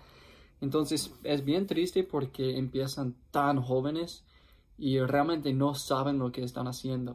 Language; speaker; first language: Spanish; non-native, fluent; English